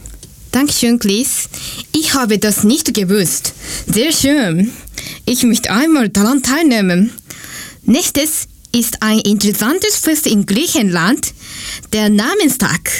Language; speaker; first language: German; non-native, learner; Japanese